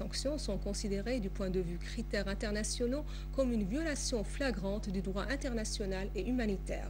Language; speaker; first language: French; non-native, fluent; Arabic